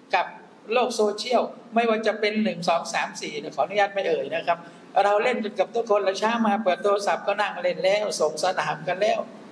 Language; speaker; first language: Thai; non-native, local second language; Malay